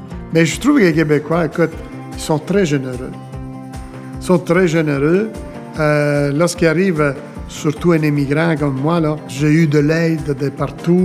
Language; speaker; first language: French; non-native, fluent; Italian